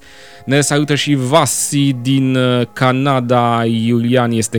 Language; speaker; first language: Romanian; native; Romanian